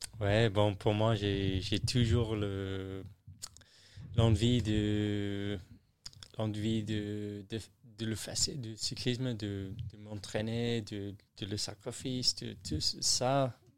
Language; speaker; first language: French; non-native, learner; English